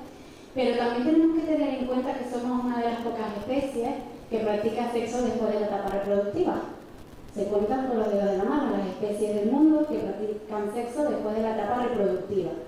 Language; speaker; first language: Spanish; native; Spanish